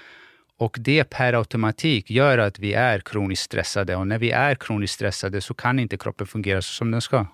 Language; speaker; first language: Swedish; early bilingual, other home language; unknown